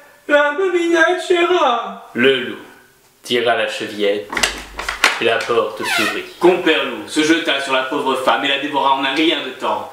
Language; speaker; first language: French; native; French